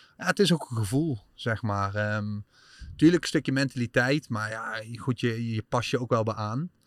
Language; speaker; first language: Dutch; native; Dutch